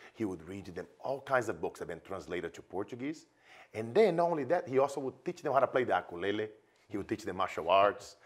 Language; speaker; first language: English; non-native, fluent; Portuguese